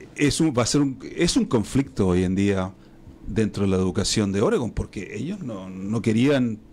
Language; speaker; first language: Spanish; native; Spanish